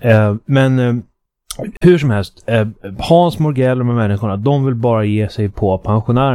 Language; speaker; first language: Swedish; native; Swedish